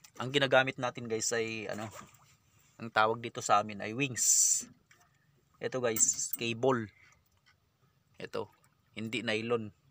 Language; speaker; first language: Filipino; non-native, local second language; Iloko